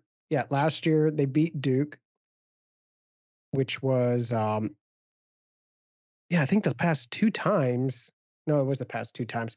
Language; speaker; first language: English; native; English